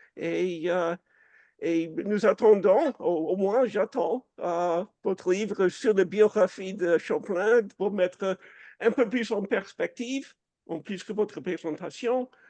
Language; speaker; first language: French; non-native, fluent; English